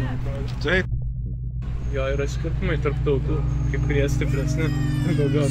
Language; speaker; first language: Lithuanian; non-native, learner; Spanish